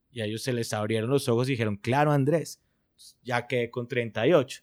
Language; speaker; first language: Spanish; native; Spanish